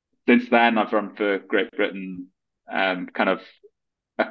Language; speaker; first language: English; native; English